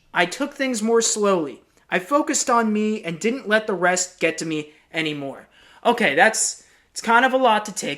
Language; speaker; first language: English; native; English